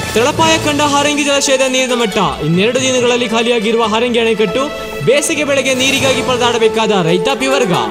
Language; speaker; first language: Kannada; native; Kannada